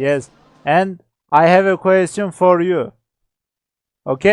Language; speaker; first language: English; non-native, learner; Turkish